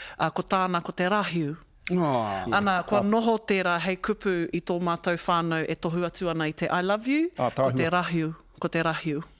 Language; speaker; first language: Māori; non-native, local second language; English